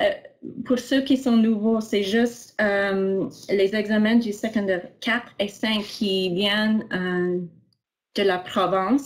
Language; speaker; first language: French; non-native, local second language; English